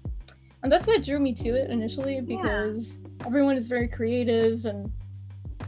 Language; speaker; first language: English; non-native, fluent; French